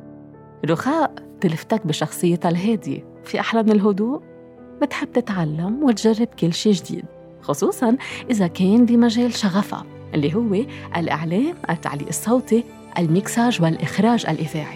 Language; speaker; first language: Arabic; native; Arabic